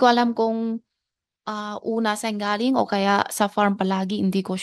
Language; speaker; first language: Filipino; non-native, learner; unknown